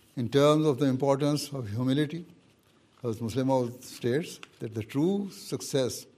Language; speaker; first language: English; non-native, local second language; Urdu